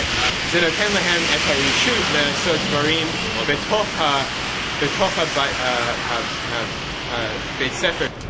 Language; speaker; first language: Hebrew; non-native, learner; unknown